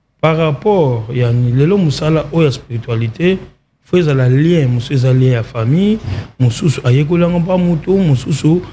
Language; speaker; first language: Lingala; non-native, local second language; Kongo